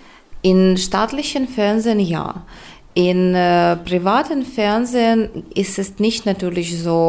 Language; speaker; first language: German; non-native, fluent; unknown